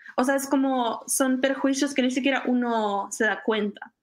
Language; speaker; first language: Spanish; non-native, fluent; Czech